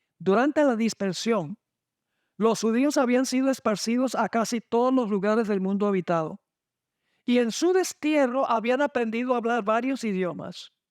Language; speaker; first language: Spanish; non-native, fluent; English